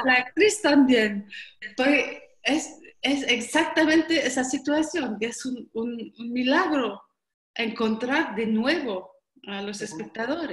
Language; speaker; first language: Spanish; non-native, learner; French